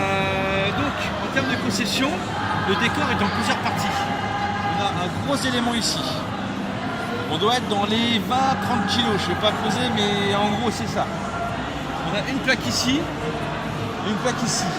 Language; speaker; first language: French; native; French